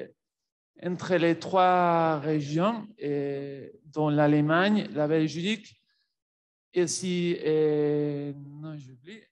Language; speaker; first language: French; non-native, fluent; Spanish